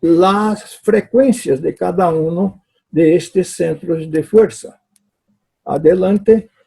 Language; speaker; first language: Spanish; non-native, fluent; Portuguese